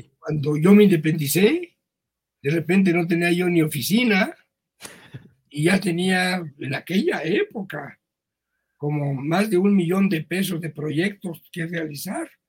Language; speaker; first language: Spanish; early bilingual, other home language; Yiddish